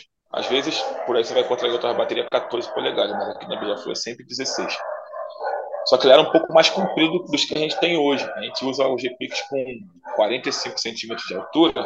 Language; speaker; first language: Portuguese; native; Portuguese